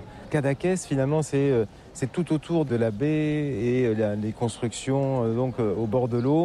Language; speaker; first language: French; native; French